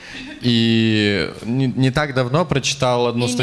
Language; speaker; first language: Russian; native; Russian